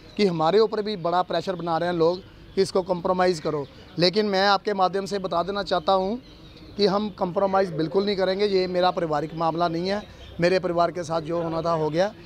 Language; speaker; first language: Hindi; non-native, local second language; Punjabi